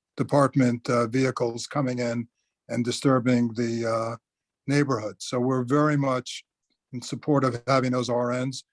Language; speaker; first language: English; native; English